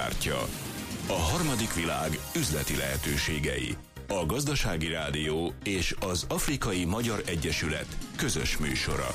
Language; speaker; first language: Hungarian; native; Hungarian